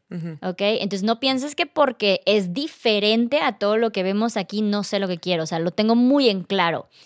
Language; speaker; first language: Spanish; native; Spanish